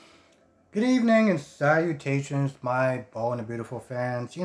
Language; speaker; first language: English; native; English